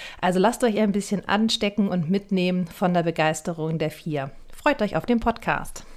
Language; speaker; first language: German; native; German